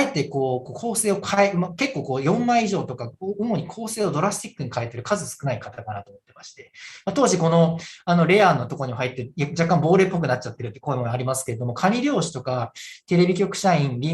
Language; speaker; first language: Japanese; native; Japanese